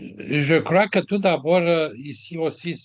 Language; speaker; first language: French; non-native, fluent; Romanian